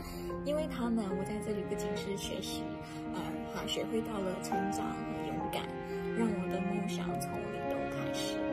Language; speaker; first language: Chinese; non-native, fluent; Burmese